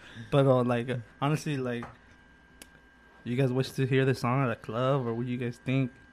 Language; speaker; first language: English; early bilingual, other home language; Spanish